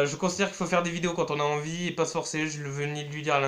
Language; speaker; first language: French; native; French